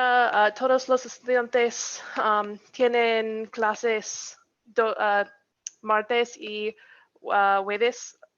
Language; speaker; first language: Spanish; non-native, learner; English